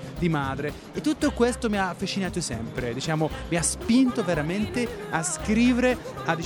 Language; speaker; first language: Italian; non-native, fluent; Berber languages